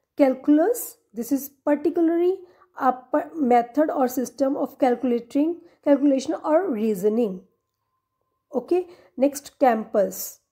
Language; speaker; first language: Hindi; non-native, local second language; Punjabi